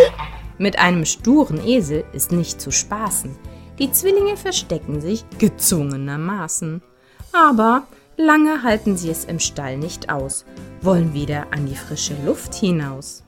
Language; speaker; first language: German; native; German